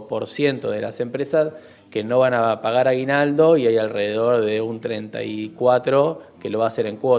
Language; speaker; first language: Spanish; native; Spanish